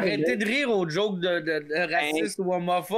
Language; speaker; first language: French; native; French